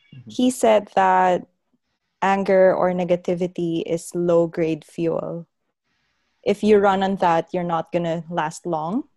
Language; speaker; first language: English; non-native, local second language; Hiligaynon